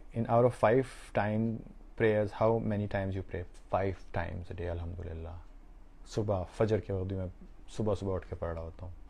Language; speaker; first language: Urdu; native; Urdu